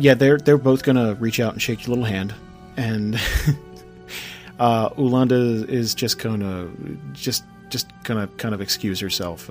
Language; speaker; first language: English; native; English